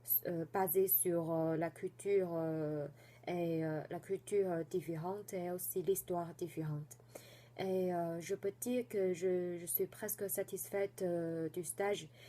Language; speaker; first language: French; non-native, fluent; Chinese